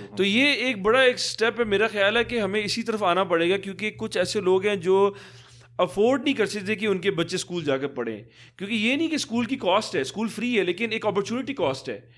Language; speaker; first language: Urdu; native; Urdu